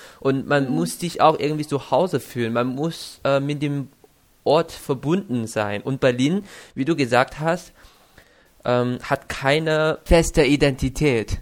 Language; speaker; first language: German; non-native, fluent; Chinese